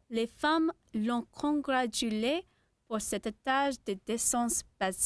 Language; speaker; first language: French; non-native, learner; English